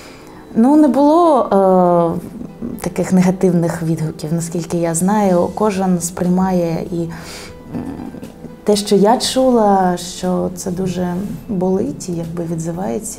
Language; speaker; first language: Ukrainian; native; Ukrainian